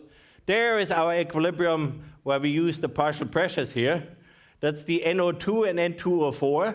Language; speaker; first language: English; non-native, fluent; German